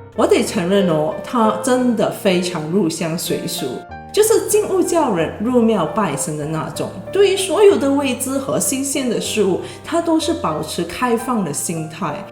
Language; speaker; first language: Chinese; native; Chinese